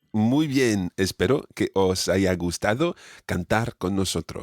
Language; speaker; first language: Spanish; non-native, fluent; English